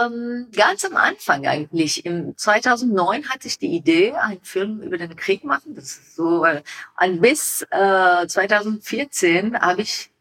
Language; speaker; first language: German; non-native, learner; Persian